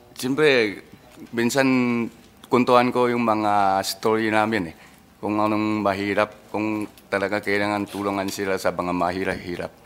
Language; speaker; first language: Filipino; early bilingual, other home language; Min Nan Chinese